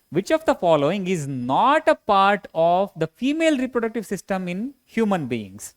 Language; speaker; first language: English; non-native, local second language; Kannada